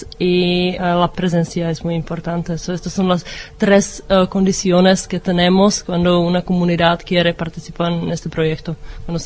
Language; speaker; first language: Spanish; non-native, learner; Czech